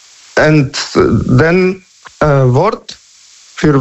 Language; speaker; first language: German; non-native, learner; Polish